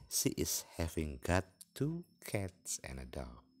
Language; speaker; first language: English; non-native, fluent; Indonesian